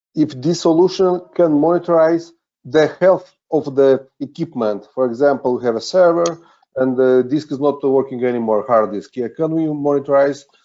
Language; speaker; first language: English; non-native, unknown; Romanian